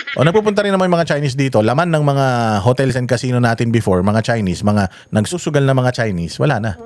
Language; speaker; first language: Filipino; native; Filipino